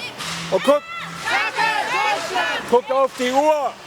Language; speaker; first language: German; native; German